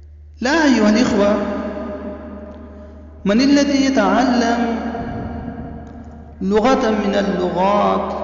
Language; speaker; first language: Arabic; non-native, fluent; Urdu